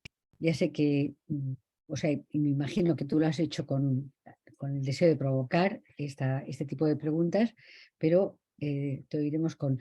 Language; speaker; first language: Spanish; native; Spanish